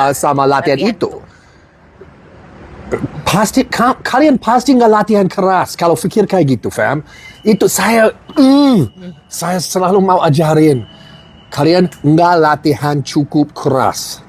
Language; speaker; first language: Indonesian; non-native, learner; English